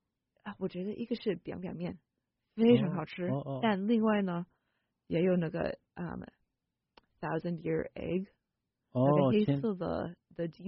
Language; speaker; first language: Chinese; non-native, fluent; English